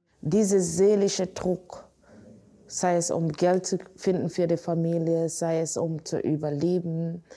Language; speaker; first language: German; non-native, fluent; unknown